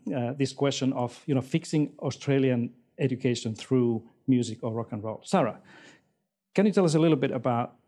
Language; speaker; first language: English; non-native, fluent; Finnish